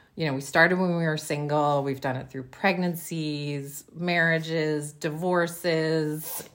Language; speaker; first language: English; native; English